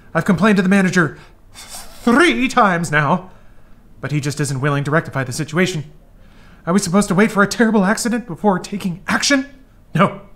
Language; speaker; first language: English; native; English